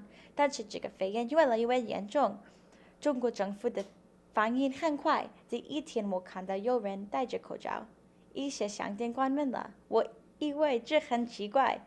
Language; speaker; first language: Chinese; non-native, learner; English